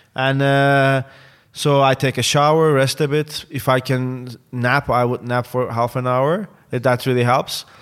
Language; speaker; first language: English; non-native, fluent; Turkish